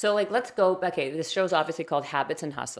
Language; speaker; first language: English; native; English